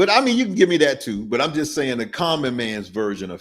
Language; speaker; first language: English; native; English